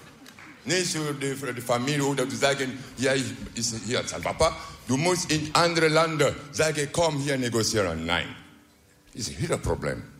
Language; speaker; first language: Dutch; non-native, learner; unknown